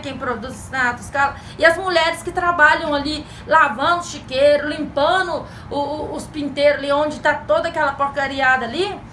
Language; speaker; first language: Portuguese; native; Portuguese